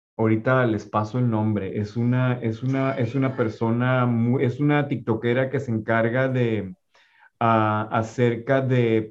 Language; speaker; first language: Spanish; native; Spanish